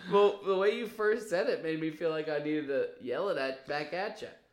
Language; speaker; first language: English; native; English